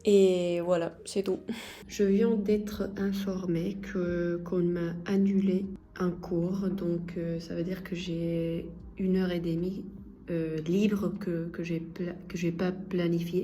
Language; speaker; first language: French; non-native, fluent; Spanish